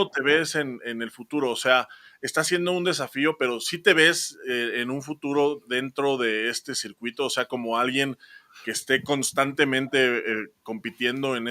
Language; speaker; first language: Spanish; native; Spanish